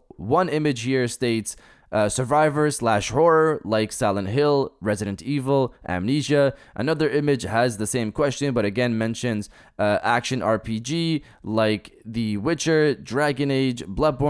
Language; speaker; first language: English; native; English